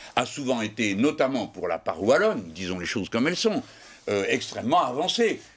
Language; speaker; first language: French; native; French